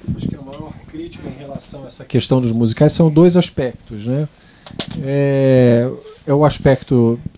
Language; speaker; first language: Portuguese; non-native, fluent; Italian